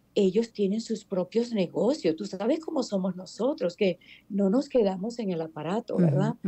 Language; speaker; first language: Spanish; native; Spanish